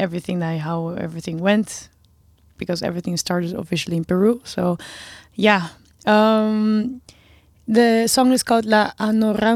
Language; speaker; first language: English; non-native, fluent; Spanish